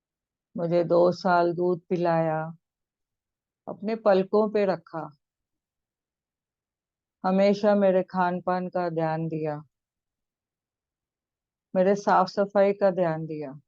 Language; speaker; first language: Hindi; native; Hindi